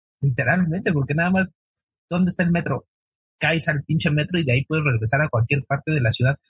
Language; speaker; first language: Spanish; native; Spanish